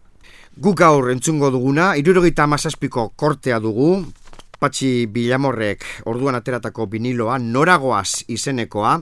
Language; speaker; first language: Basque; native; Basque